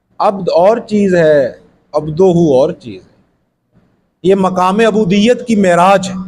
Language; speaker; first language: Urdu; non-native, local second language; Punjabi